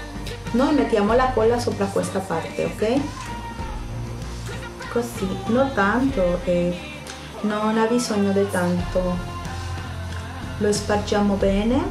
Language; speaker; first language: Italian; non-native, fluent; Spanish